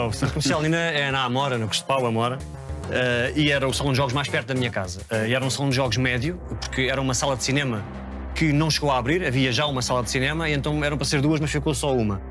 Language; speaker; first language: Portuguese; native; Portuguese